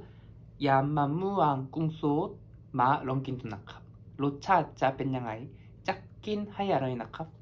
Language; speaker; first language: Thai; non-native, learner; Korean